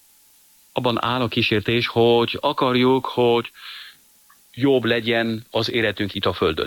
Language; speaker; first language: Hungarian; non-native, fluent; French